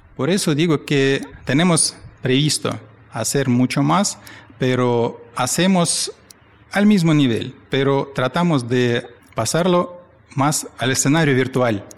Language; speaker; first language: Spanish; non-native, fluent; Russian